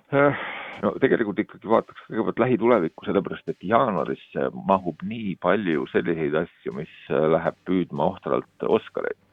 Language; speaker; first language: Estonian; native; Estonian